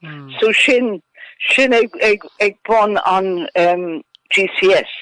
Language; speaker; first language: Irish; non-native, local second language; English